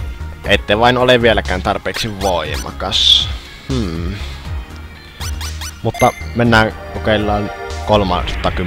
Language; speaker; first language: Finnish; native; Finnish